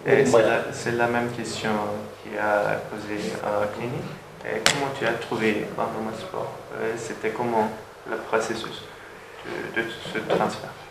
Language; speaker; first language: French; non-native, learner; Turkish